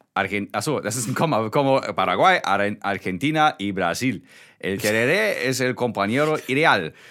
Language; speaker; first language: Spanish; non-native, learner; German